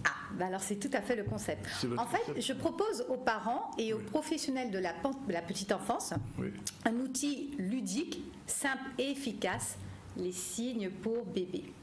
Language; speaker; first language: French; native; French